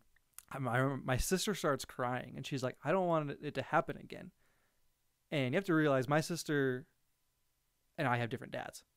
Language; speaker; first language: English; native; English